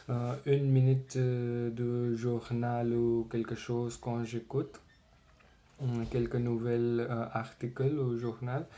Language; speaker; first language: French; non-native, learner; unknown